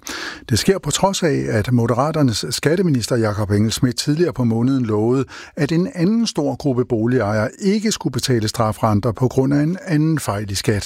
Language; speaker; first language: Danish; native; Danish